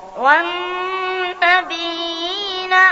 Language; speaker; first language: Arabic; native; Arabic